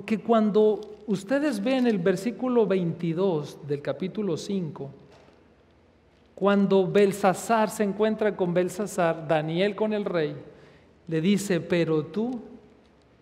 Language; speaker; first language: Spanish; native; Spanish